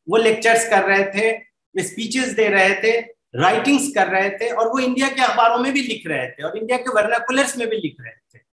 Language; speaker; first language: Hindi; native; Hindi